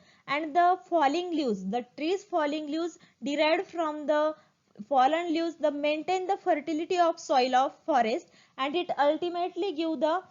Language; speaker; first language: English; non-native, local second language; Marathi